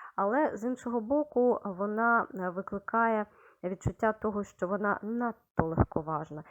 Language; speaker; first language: Ukrainian; native; Ukrainian